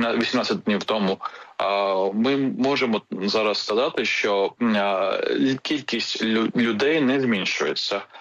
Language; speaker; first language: Ukrainian; non-native, fluent; Georgian